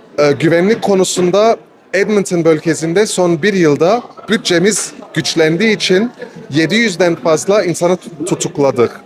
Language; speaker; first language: Turkish; early bilingual, other home language; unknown